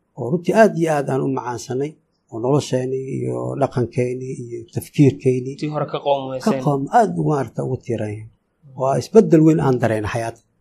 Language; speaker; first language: Somali; native; Somali